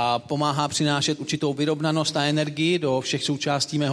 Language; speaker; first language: Czech; native; Czech